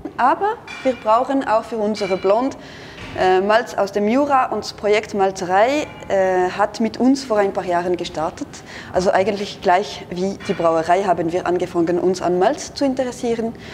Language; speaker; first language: German; non-native, local second language; French